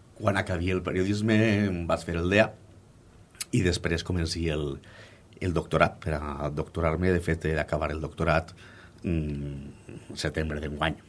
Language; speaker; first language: Catalan; native; Catalan